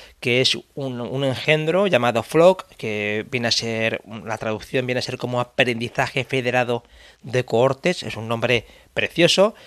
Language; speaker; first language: Spanish; native; Spanish